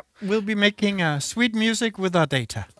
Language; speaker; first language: English; non-native, fluent; Danish